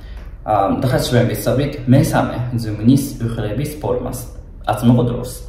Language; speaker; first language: Georgian; non-native, fluent; Japanese